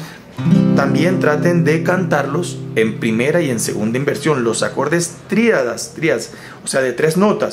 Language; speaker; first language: Spanish; native; Spanish